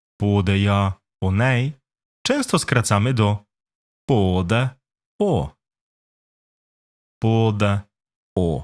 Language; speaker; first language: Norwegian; non-native, fluent; Polish